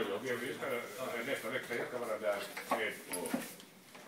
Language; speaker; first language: Swedish; non-native, local second language; Finnish